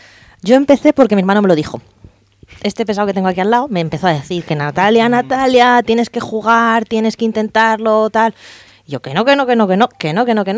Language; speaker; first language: Spanish; native; Spanish